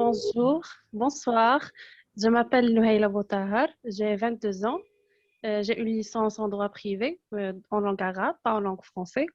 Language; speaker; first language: French; non-native, local second language; Arabic